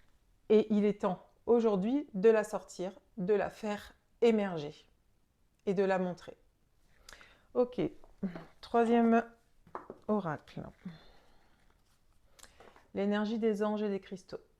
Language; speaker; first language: French; native; French